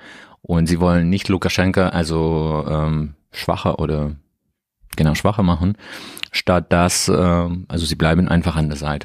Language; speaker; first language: German; non-native, learner; Russian